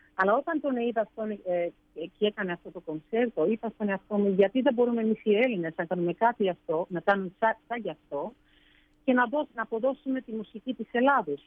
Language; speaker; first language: Greek; early bilingual, heritage; English